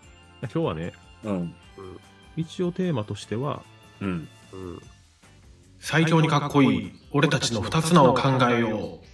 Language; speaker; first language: Japanese; native; Japanese